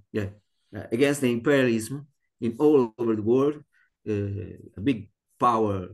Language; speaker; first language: English; non-native, learner; Italian